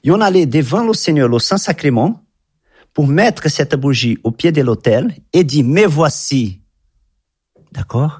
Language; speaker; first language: French; non-native, fluent; Italian